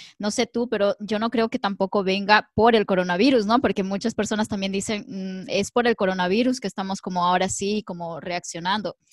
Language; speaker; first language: Spanish; native; Spanish